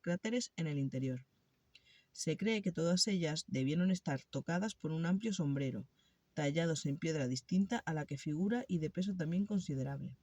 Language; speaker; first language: Spanish; native; Spanish